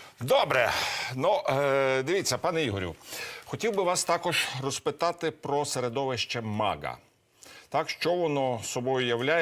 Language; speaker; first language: Ukrainian; native; Ukrainian